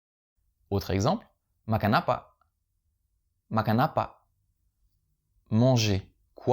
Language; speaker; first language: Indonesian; non-native, fluent; French